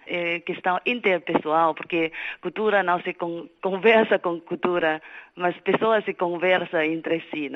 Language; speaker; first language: Portuguese; non-native, fluent; Chinese